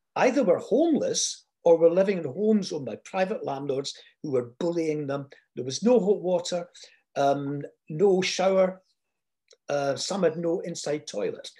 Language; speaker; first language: English; native; English